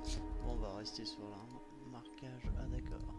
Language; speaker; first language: French; native; French